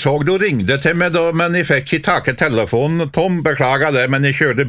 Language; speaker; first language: Norwegian; native; Norwegian